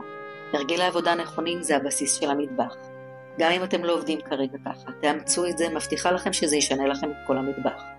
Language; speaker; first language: Hebrew; native; Hebrew